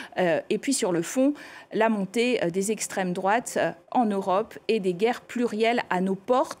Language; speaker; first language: French; native; French